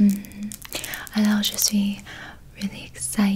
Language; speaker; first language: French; non-native, learner; English